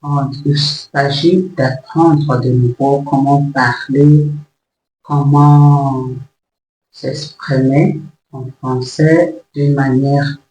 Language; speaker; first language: French; non-native, learner; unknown